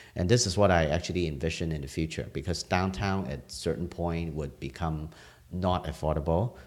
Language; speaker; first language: English; non-native, local second language; Cantonese